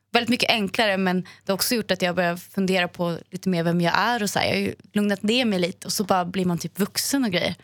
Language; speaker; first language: Swedish; native; Swedish